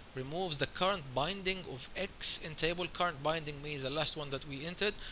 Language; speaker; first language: English; non-native, fluent; Arabic